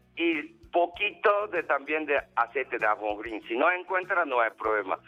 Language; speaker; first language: Spanish; non-native, learner; Japanese